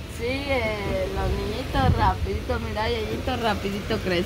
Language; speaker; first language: Spanish; native; Spanish